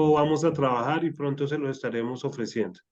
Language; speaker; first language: Spanish; native; Spanish